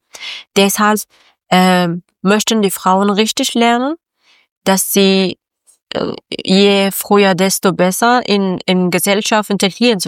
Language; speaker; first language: German; non-native, learner; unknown